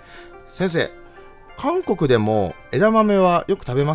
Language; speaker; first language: Japanese; native; Japanese